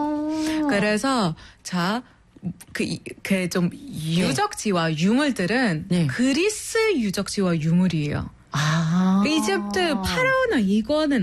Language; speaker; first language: Korean; non-native, fluent; Arabic